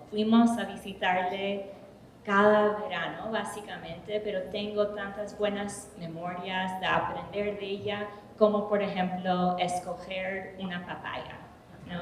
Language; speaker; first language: Spanish; early bilingual, heritage; English